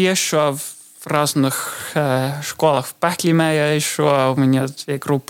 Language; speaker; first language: Russian; non-native, learner; Estonian